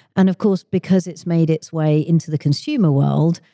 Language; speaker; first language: English; native; English